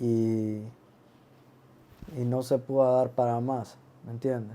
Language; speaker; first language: Spanish; early bilingual, other home language; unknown